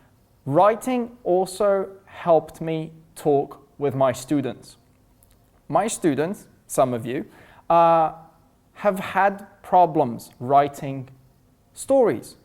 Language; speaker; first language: English; non-native, fluent; Russian